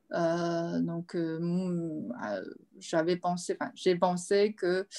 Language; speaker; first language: French; non-native, fluent; Chinese